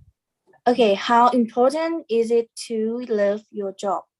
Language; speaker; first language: English; non-native, learner; Thai